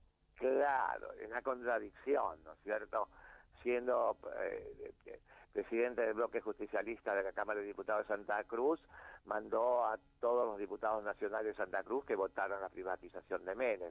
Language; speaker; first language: Spanish; native; Spanish